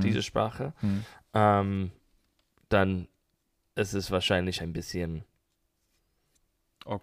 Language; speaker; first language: German; non-native, learner; English